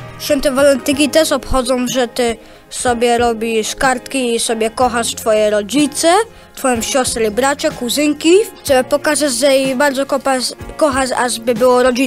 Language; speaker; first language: Polish; early bilingual, heritage; Polish